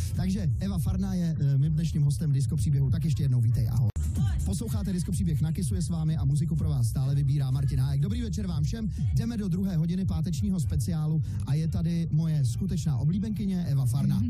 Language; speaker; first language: Czech; native; Czech